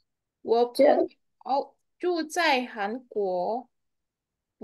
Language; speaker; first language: Chinese; non-native, learner; Indonesian